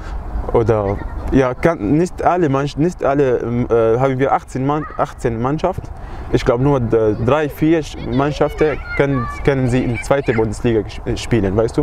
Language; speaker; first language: German; non-native, learner; Arabic